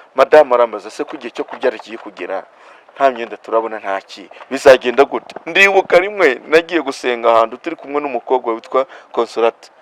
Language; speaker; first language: Kinyarwanda; non-native, local second language; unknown